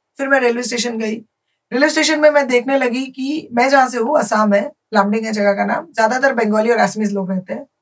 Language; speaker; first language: Hindi; non-native, local second language; Bangla